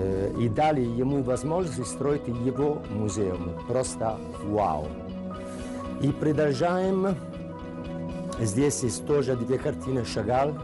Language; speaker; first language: Russian; non-native, learner; Italian